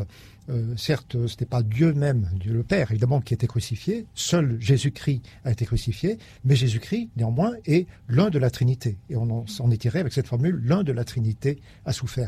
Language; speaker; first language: French; native; French